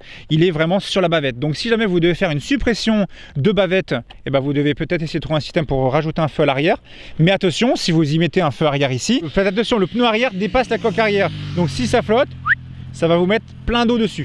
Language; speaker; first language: French; native; French